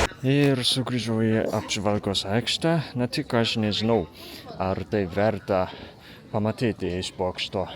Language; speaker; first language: Lithuanian; non-native, fluent; Japanese